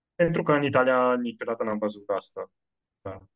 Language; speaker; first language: Romanian; non-native, fluent; Italian